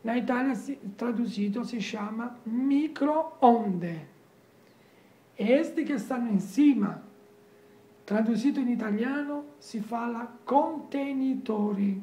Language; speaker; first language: Portuguese; non-native, fluent; Italian